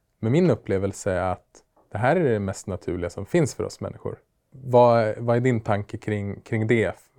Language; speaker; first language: Swedish; native; Swedish